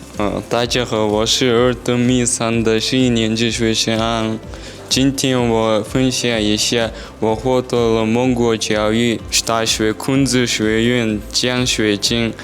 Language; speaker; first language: Chinese; non-native, fluent; Mongolian